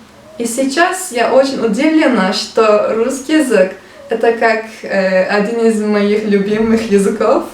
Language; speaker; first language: Russian; non-native, learner; Turkish